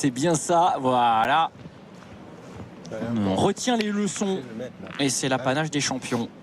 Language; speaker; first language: French; native; French